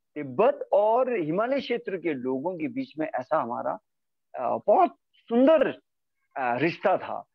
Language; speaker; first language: Hindi; native; Hindi